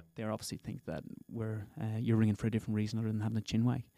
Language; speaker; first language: English; native; English